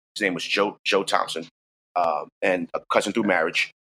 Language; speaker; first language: English; native; English